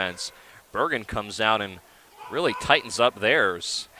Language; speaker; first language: English; native; English